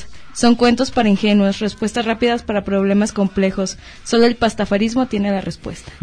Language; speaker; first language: Spanish; native; Spanish